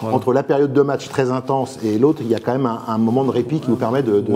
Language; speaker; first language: French; native; French